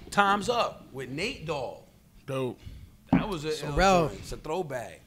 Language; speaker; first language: English; native; English